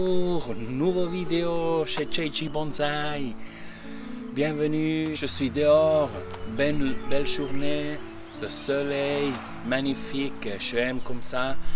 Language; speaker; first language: French; non-native, local second language; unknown